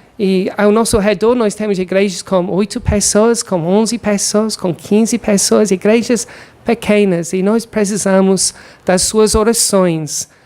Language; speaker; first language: Portuguese; non-native, fluent; English